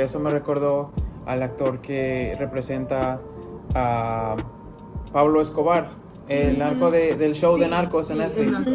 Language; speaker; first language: Spanish; early bilingual, other home language; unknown